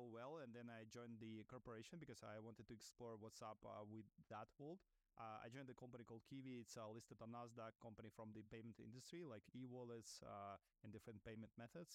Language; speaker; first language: English; non-native, fluent; Russian